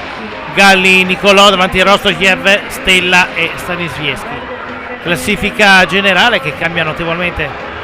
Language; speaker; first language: Italian; native; Italian